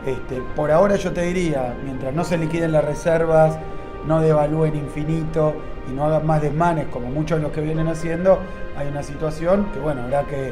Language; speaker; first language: Spanish; native; Spanish